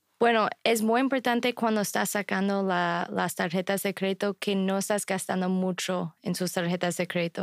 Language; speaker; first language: Spanish; non-native, fluent; English